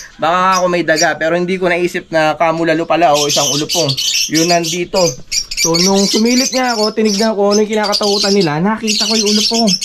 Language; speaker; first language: Filipino; non-native, local second language; Pampanga